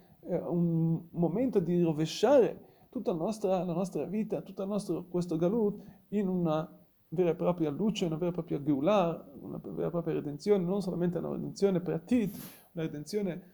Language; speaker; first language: Italian; non-native, fluent; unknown